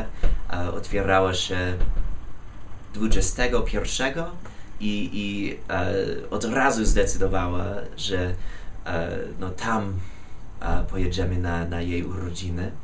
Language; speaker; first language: Polish; non-native, fluent; English